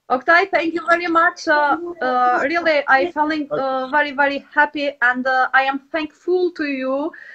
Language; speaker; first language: English; non-native, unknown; Albanian